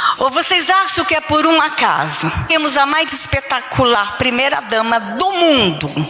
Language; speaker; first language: Portuguese; native; Portuguese